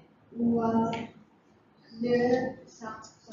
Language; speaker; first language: French; non-native, learner; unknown